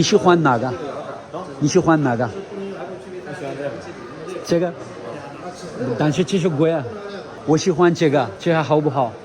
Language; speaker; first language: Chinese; non-native, learner; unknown